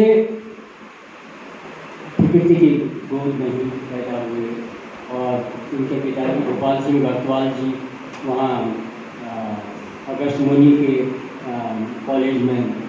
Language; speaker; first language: Hindi; native; Hindi